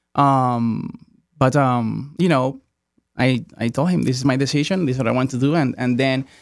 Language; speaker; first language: English; non-native, fluent; Spanish